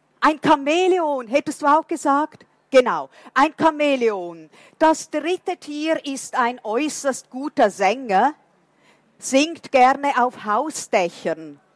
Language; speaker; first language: German; non-native, fluent; Portuguese